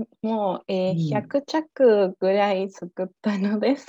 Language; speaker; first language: Japanese; non-native, learner; Spanish